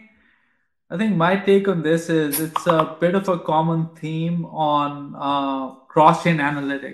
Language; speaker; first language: English; non-native, local second language; Hindi